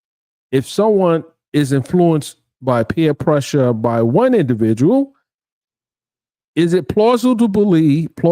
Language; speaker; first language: English; native; English